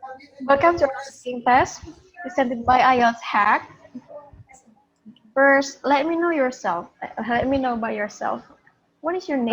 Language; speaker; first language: English; non-native, fluent; Indonesian